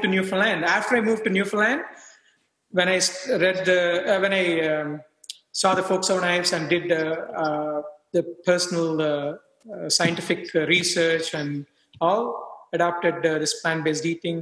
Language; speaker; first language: English; non-native, local second language; Telugu